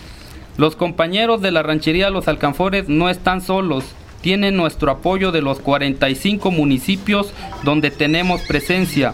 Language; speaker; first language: Spanish; native; Spanish